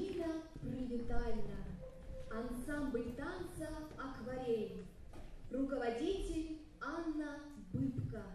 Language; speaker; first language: Russian; native; Russian